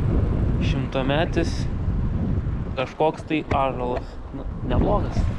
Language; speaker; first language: Lithuanian; native; Lithuanian